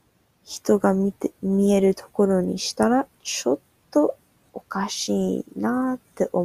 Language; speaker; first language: Japanese; non-native, learner; English